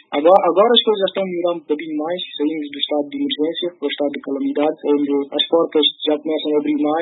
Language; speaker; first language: Portuguese; early bilingual, other home language; Upper Guinea Crioulo